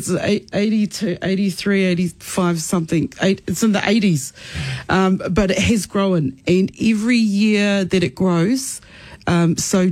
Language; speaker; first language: English; native; English